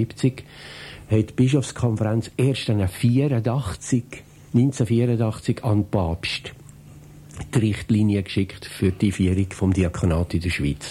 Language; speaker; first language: German; native; German